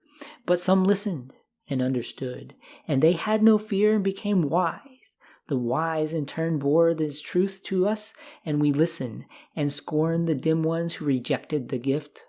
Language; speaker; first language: English; native; English